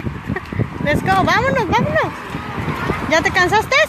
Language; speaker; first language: Spanish; native; Spanish